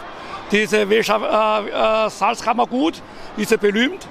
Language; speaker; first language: German; non-native, learner; Chinese